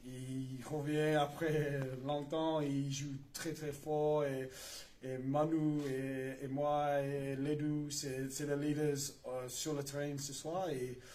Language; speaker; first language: French; non-native, learner; English